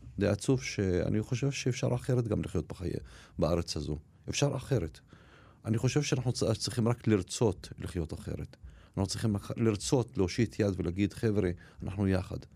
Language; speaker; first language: Hebrew; non-native, local second language; Arabic